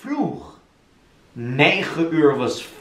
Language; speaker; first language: Dutch; non-native, fluent; English